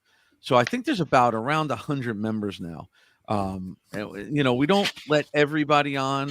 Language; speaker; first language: English; native; English